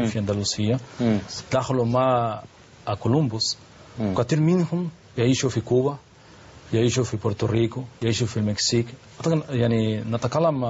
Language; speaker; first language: Arabic; non-native, learner; Spanish